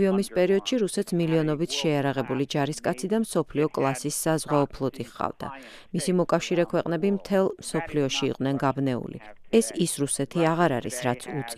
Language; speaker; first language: Georgian; native; Georgian